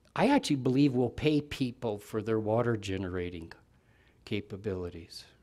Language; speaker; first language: English; native; English